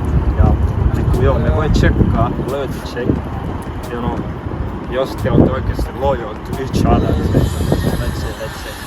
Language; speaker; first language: Finnish; non-native, learner; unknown